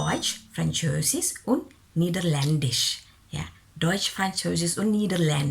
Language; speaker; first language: German; non-native, fluent; Indonesian